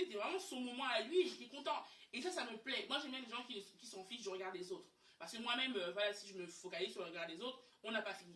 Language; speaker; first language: French; native; French